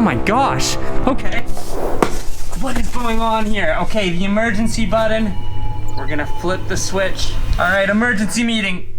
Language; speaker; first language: English; native; English